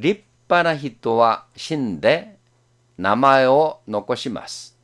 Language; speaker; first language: Japanese; non-native, fluent; Korean